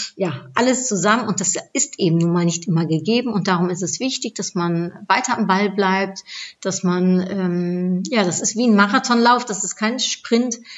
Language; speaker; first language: German; non-native, fluent; Dutch